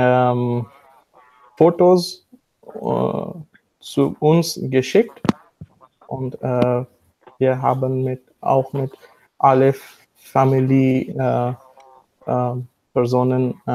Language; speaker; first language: German; non-native, learner; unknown